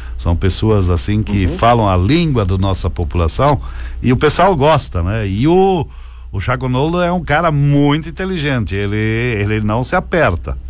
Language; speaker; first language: Portuguese; native; Portuguese